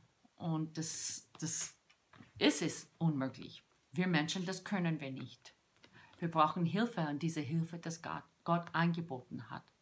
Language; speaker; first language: German; non-native, fluent; English